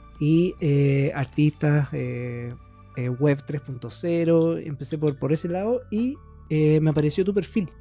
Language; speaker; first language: Spanish; native; Spanish